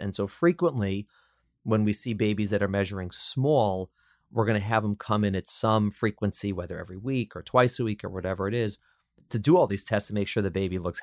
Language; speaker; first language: English; native; English